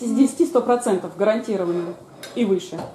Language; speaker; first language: Russian; native; Russian